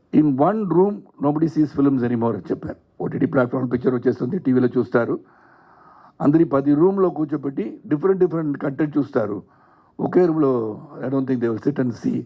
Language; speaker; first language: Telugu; non-native, learner; Tamil